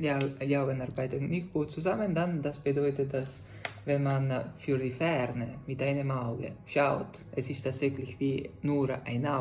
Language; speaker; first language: German; non-native, fluent; Italian